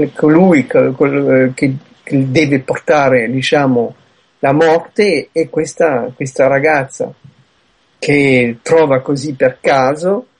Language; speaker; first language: Italian; early bilingual, heritage; Italian